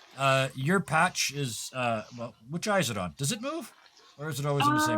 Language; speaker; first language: English; native; English